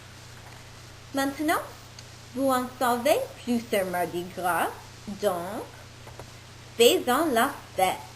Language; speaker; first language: French; non-native, learner; English